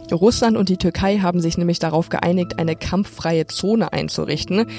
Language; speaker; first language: German; native; German